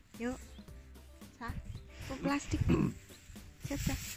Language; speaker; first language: Danish; non-native, learner; Indonesian